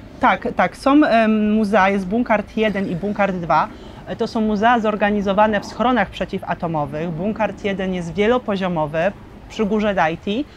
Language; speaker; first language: Polish; native; Polish